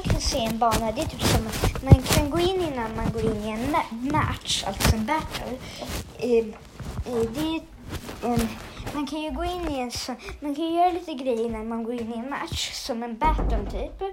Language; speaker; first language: Swedish; native; Swedish